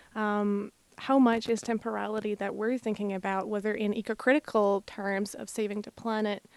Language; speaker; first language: English; non-native, fluent; Slovak